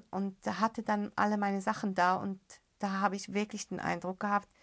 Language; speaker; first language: German; early bilingual, other home language; Arabic